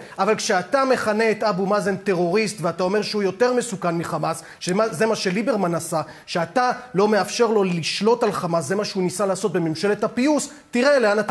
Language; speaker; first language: Hebrew; native; Hebrew